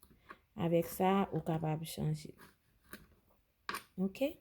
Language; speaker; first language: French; non-native, local second language; Haitian Creole